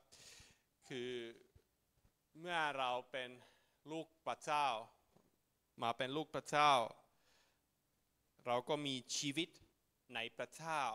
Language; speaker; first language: Thai; non-native, fluent; Finnish